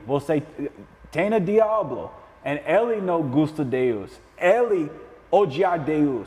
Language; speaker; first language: Portuguese; non-native, learner; English